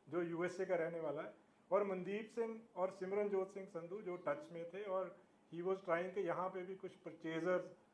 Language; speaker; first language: Hindi; non-native, local second language; Punjabi